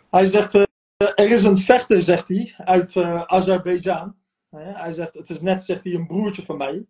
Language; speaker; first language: Dutch; early bilingual, other home language; Turkish